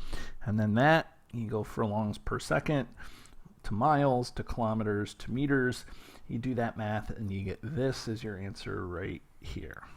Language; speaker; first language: English; native; English